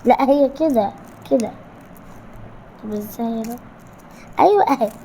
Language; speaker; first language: Arabic; native; Arabic